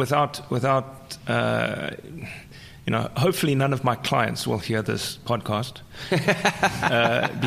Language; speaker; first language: English; native; English